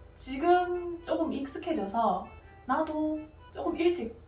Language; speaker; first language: Korean; non-native, fluent; Japanese